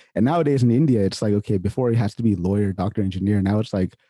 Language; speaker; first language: English; early bilingual, other home language; Hindi